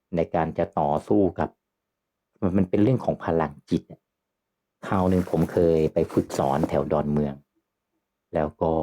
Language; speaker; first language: Thai; native; Thai